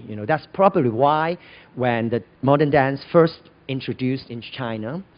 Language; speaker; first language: English; non-native, local second language; Cantonese